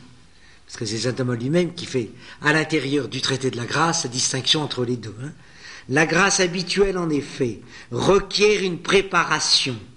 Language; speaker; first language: French; native; French